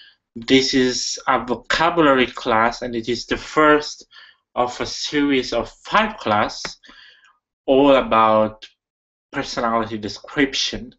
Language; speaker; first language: English; non-native, fluent; Italian